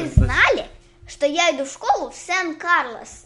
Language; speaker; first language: Russian; early bilingual, heritage; Russian